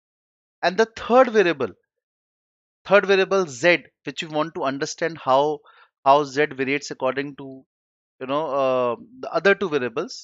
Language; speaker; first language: English; non-native, local second language; Hindi